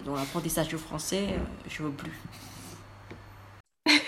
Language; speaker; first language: French; non-native, learner; Indonesian